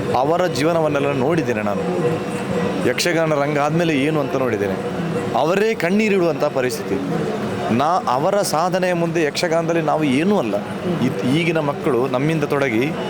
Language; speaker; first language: Kannada; non-native, local second language; Tulu